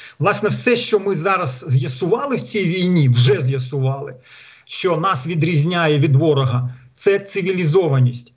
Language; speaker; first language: Ukrainian; non-native, local second language; Russian